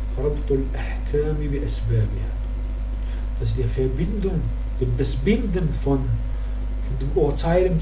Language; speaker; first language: German; non-native, learner; Arabic